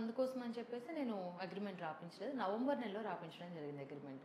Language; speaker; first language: Telugu; native; Telugu